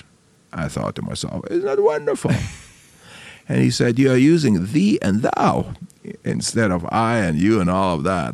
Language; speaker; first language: English; non-native, fluent; Russian